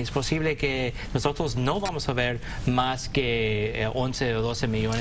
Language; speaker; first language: Spanish; early bilingual, heritage; English